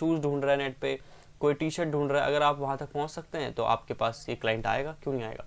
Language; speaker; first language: Hindi; native; Hindi